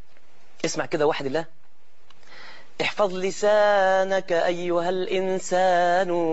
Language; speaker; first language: Arabic; native; Arabic